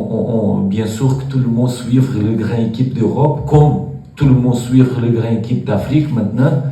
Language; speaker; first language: French; non-native, learner; Portuguese